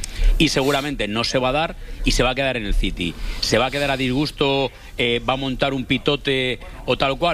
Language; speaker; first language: Spanish; native; Spanish